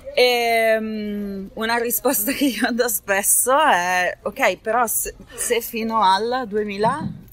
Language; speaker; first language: Italian; native; Italian